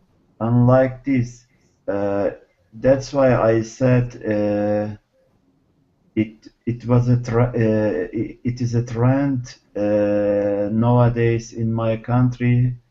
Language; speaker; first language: English; non-native, learner; Turkish